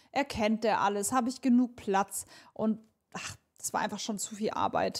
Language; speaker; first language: German; native; German